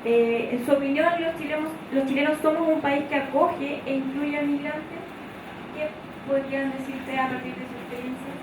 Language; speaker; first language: Spanish; native; Spanish